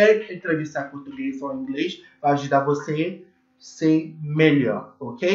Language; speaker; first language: Portuguese; non-native, learner; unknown